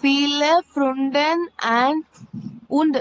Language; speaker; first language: German; non-native, learner; Tamil